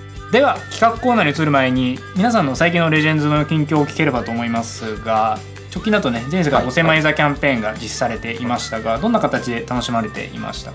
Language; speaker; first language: Japanese; native; Japanese